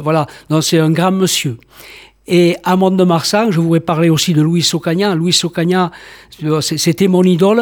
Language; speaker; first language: French; native; French